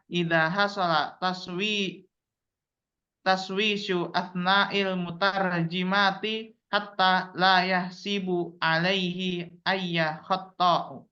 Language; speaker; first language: Arabic; non-native, learner; Indonesian